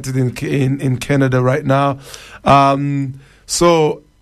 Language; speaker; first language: English; non-native, fluent; Luba-Lulua